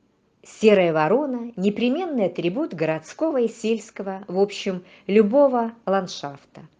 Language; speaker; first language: Russian; native; Russian